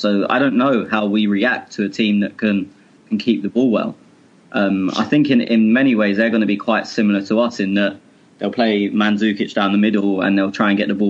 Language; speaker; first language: English; native; English